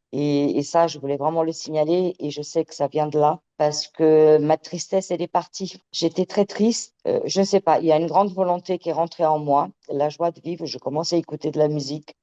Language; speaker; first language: French; early bilingual, other home language; Portuguese